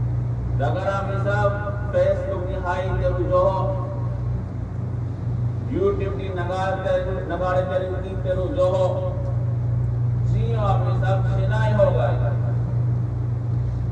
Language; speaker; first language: Japanese; non-native, learner; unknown